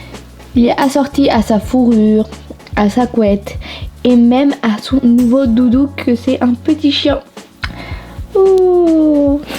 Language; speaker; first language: French; native; French